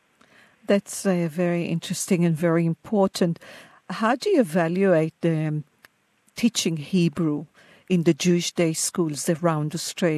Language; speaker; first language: English; non-native, fluent; Hebrew